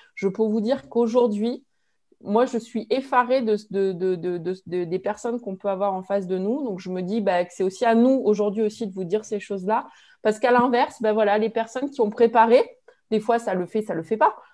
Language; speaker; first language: French; native; French